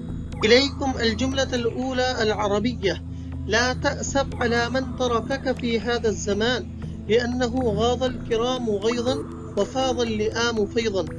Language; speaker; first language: Arabic; non-native, fluent; Urdu